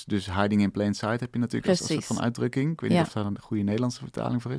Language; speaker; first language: Dutch; native; Dutch